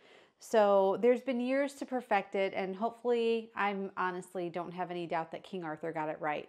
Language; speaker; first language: English; native; English